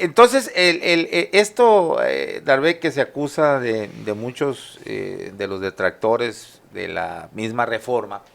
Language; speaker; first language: Spanish; native; Spanish